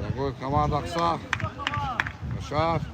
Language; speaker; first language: Russian; non-native, local second language; Lezghian